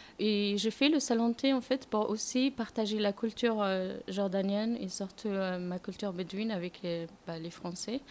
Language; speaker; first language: French; non-native, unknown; Arabic